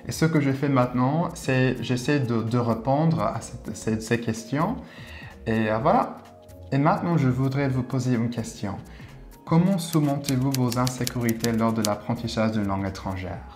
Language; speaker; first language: French; non-native, fluent; English